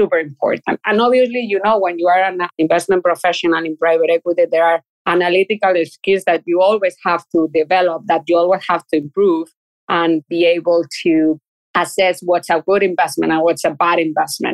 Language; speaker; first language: English; non-native, fluent; Spanish